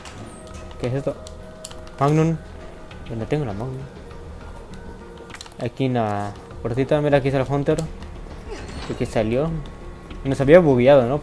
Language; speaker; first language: Spanish; native; Spanish